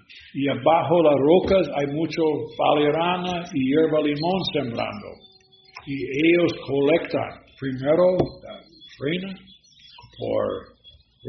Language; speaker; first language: Spanish; non-native, learner; English